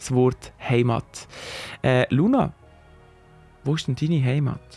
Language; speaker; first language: German; native; German